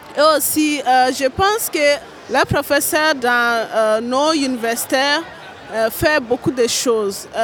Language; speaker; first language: French; non-native, learner; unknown